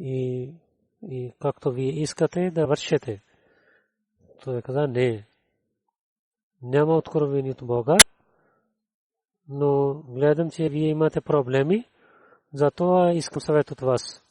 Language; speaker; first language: Bulgarian; non-native, learner; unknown